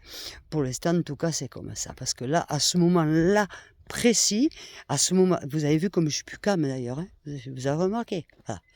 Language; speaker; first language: French; native; French